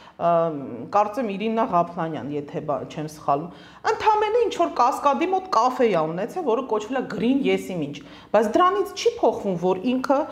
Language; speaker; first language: Armenian; native; Armenian